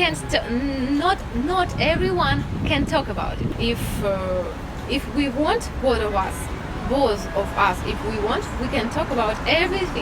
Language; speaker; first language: English; non-native, learner; Russian